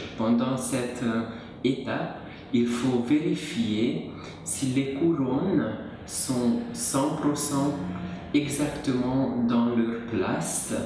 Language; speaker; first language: French; non-native, fluent; Hungarian